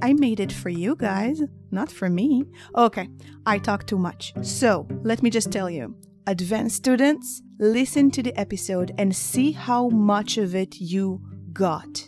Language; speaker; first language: English; non-native, fluent; Hebrew